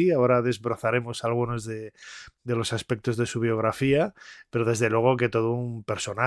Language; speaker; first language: Spanish; native; Spanish